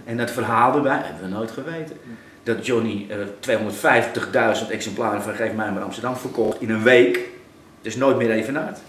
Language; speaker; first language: Dutch; native; Dutch